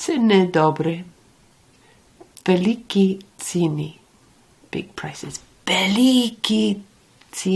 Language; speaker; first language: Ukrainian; non-native, learner; English